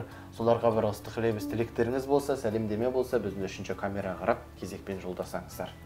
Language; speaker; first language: Kazakh; native; Kazakh